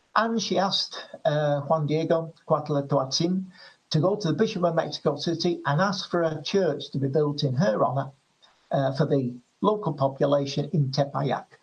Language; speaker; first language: English; native; English